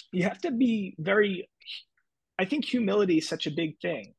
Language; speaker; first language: English; native; English